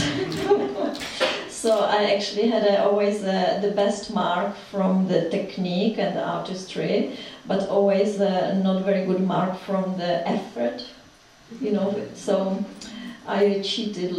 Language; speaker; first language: English; non-native, fluent; Czech